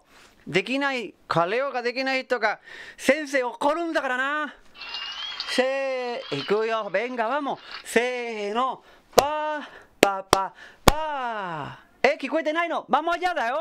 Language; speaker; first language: Japanese; non-native, fluent; Spanish